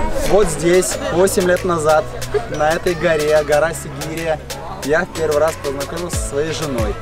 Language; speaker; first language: Russian; native; Russian